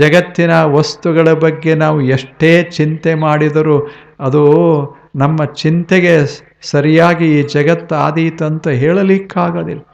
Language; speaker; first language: Kannada; native; Kannada